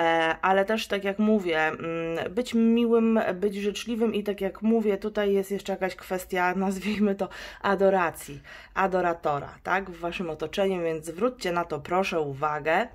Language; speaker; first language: Polish; native; Polish